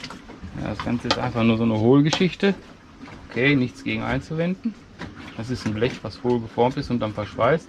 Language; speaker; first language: German; native; German